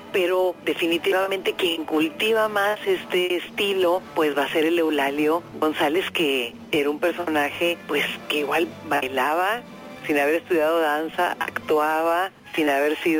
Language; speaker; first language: Spanish; native; Spanish